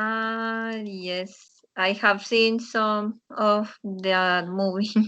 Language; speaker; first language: English; non-native, learner; Spanish